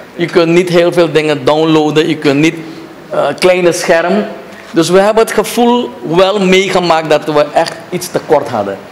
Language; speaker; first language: Dutch; native; Dutch